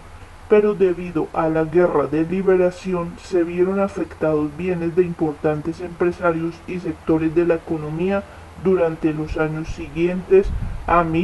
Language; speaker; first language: Spanish; native; Spanish